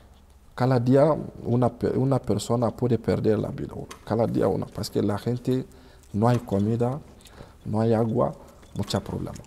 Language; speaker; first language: Spanish; non-native, learner; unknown